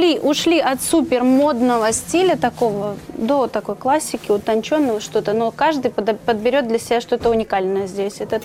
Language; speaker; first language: Russian; native; Russian